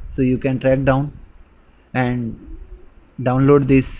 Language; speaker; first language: English; non-native, local second language; Hindi